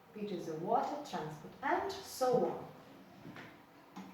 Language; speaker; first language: English; non-native, fluent; Ukrainian